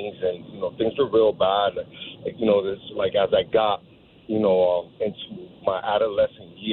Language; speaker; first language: English; native; English